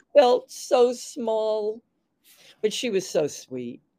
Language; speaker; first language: English; native; English